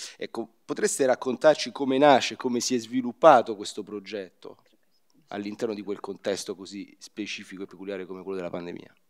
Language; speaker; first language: Italian; native; Italian